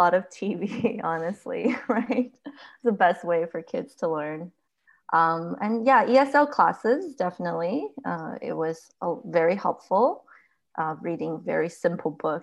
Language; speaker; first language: English; early bilingual, other home language; Chinese